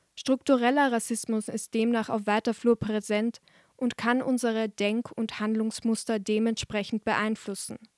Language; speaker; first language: German; native; German